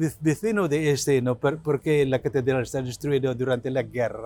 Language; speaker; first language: Spanish; non-native, learner; Cebuano